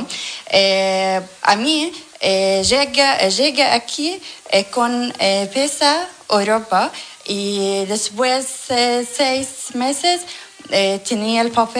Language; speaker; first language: Spanish; non-native, learner; Arabic